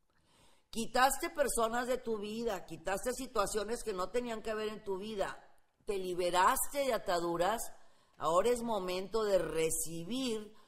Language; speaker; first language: Spanish; native; Spanish